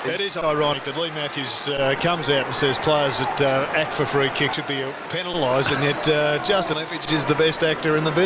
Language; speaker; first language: English; native; English